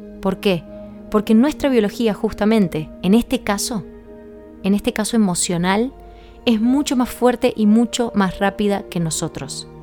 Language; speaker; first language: Spanish; native; Spanish